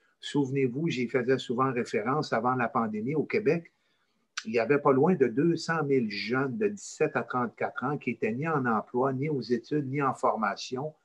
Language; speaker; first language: French; native; French